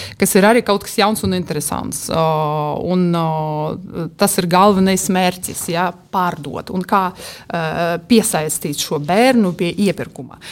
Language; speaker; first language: Latvian; non-native, local second language; Russian